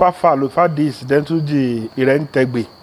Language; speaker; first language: Portuguese; non-native, learner; Yoruba